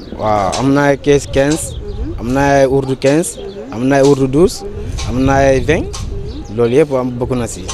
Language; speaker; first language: Wolof; non-native, local second language; Mandingo